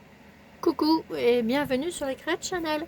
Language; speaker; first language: French; native; French